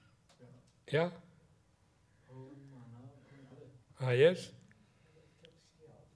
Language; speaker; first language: English; non-native, learner; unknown